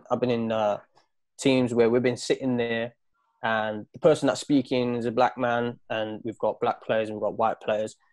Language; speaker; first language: English; native; English